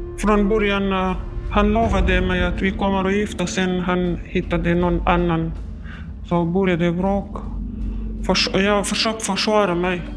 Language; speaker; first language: Swedish; non-native, learner; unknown